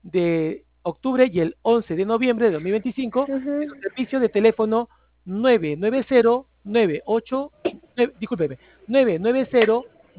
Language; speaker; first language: Spanish; native; Spanish